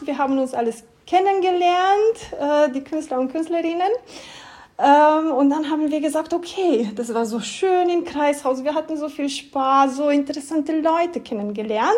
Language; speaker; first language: German; non-native, fluent; Romanian